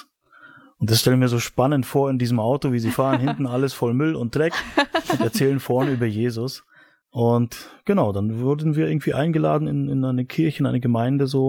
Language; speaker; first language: German; native; German